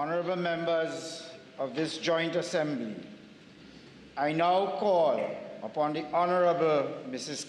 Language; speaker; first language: English; native; English